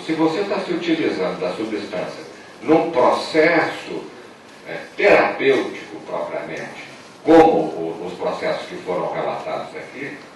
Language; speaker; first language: Portuguese; native; Portuguese